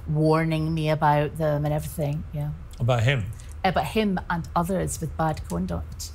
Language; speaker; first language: English; native; English